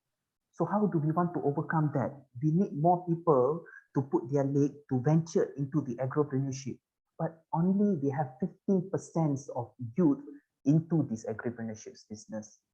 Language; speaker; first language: English; non-native, fluent; Malay